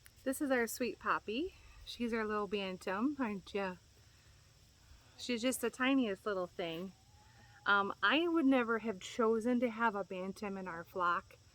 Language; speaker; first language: English; native; English